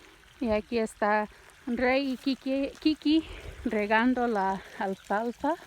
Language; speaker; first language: Spanish; non-native, learner; English